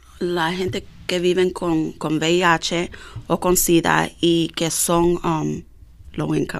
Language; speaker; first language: Spanish; early bilingual, heritage; Spanish